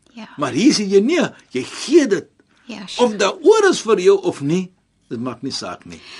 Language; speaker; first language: Afrikaans; non-native, fluent; Arabic